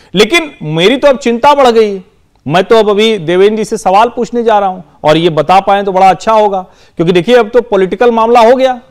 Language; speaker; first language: Hindi; native; Hindi